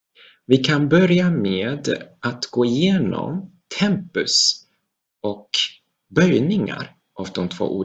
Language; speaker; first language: Swedish; non-native, fluent; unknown